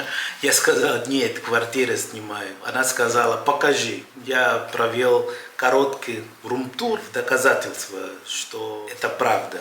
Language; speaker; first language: Russian; non-native, fluent; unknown